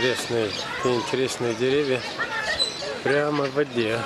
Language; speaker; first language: Russian; non-native, fluent; Lithuanian